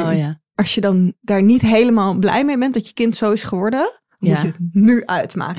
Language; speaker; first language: Dutch; native; Dutch